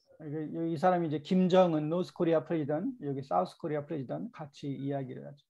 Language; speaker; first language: Korean; native; Korean